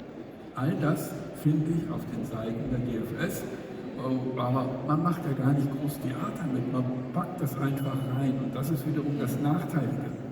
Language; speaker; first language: German; native; German